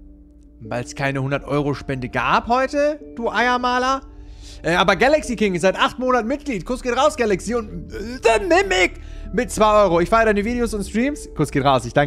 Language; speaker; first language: German; native; German